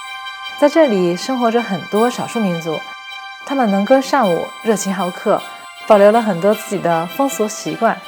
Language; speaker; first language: Chinese; native; Chinese